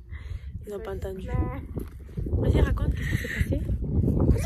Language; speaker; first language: French; native; French